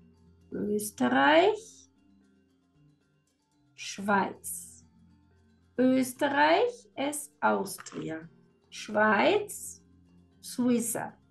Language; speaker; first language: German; non-native, fluent; Spanish